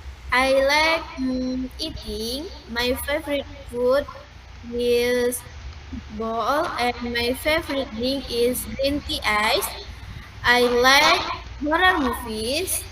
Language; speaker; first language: English; non-native, learner; Indonesian